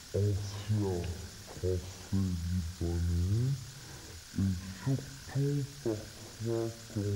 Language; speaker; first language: French; non-native, local second language; Arabic